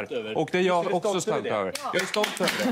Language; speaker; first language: Swedish; native; Swedish